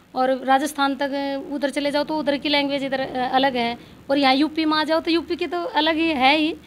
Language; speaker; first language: Hindi; native; Hindi